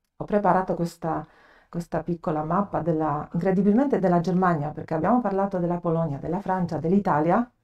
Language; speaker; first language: Italian; non-native, fluent; Polish